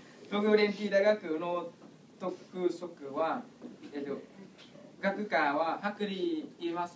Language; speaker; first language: Japanese; non-native, learner; Vietnamese